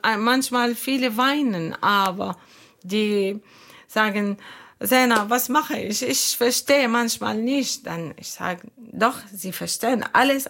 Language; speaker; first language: German; non-native, fluent; Arabic